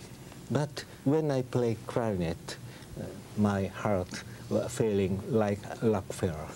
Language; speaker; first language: English; non-native, learner; Japanese